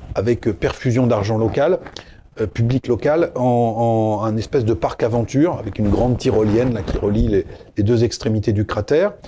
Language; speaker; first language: French; native; French